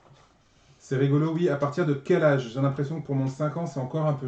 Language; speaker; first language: French; native; French